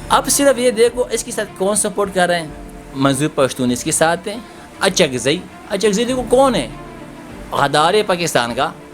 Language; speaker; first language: Urdu; non-native, local second language; Pashto